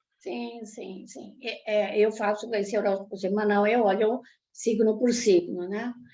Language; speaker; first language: Portuguese; early bilingual, other home language; Italian